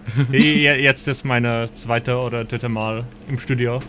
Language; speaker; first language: German; non-native, learner; English